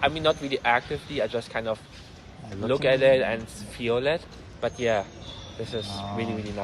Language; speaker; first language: English; non-native, fluent; German